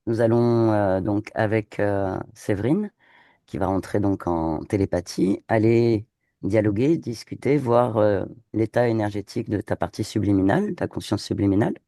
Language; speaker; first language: French; native; French